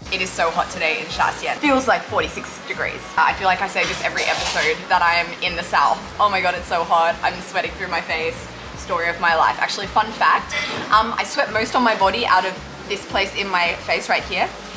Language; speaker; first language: English; native; English